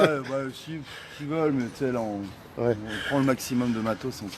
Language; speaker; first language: French; native; French